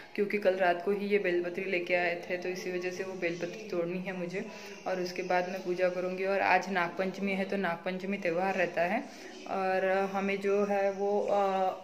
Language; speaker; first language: Hindi; non-native, local second language; Marathi